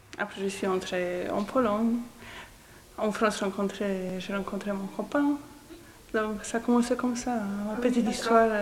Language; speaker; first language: French; non-native, learner; Polish